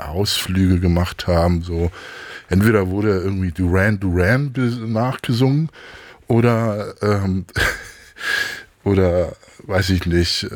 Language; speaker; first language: German; non-native, fluent; Greek